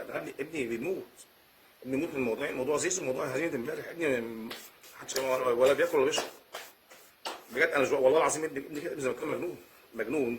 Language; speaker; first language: Arabic; native; Arabic